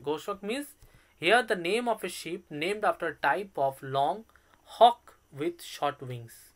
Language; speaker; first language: English; non-native, local second language; Bangla